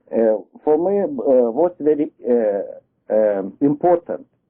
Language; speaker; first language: English; non-native, learner; Lithuanian